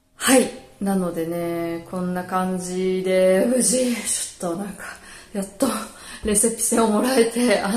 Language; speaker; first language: Japanese; native; Japanese